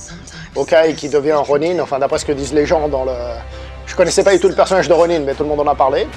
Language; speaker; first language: French; native; French